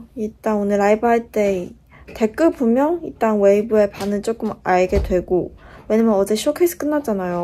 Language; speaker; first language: Korean; non-native, fluent; Chinese